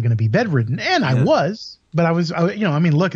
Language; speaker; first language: English; native; English